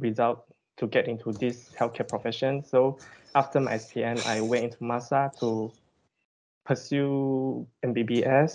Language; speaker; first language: English; non-native, local second language; Chinese